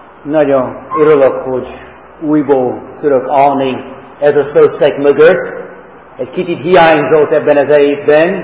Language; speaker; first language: Hungarian; non-native, fluent; English